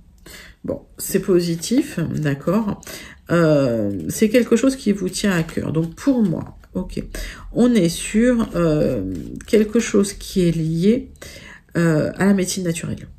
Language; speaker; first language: French; native; French